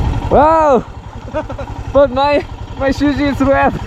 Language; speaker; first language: English; non-native, learner; Korean